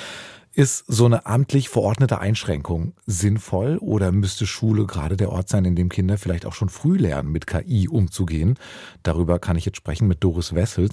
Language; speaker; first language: German; native; German